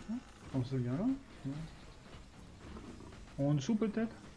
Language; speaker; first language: French; native; French